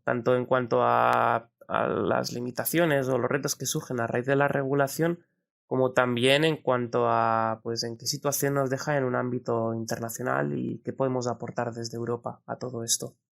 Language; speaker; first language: Spanish; native; Spanish